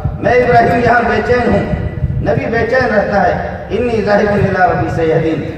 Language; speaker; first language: Urdu; non-native, local second language; Brahui